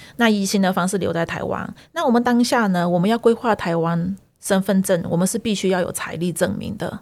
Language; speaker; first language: Chinese; early bilingual, heritage; Chinese